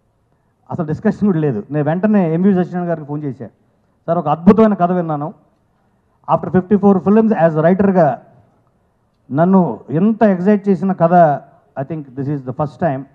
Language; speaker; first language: Telugu; native; Telugu